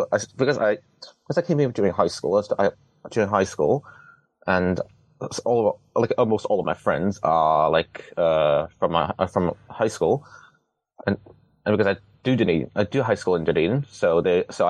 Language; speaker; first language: English; non-native, local second language; Cantonese